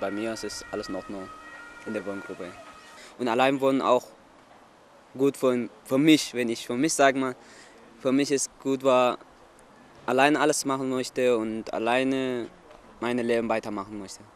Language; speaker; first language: German; non-native, learner; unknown